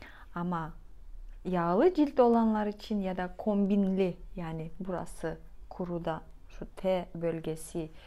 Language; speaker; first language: Turkish; non-native, fluent; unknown